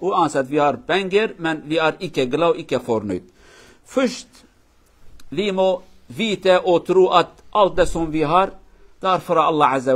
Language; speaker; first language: Swedish; non-native, learner; Kurdish